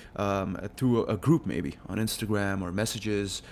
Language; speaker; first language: English; non-native, local second language; Telugu